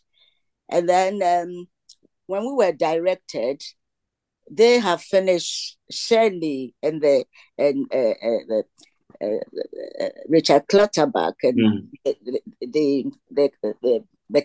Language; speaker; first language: English; non-native, local second language; Ga